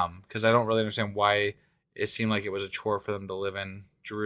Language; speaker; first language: English; native; English